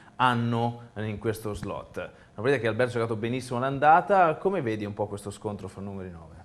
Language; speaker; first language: Italian; native; Italian